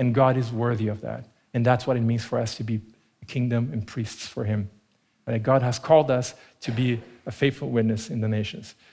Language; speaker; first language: English; non-native, fluent; Portuguese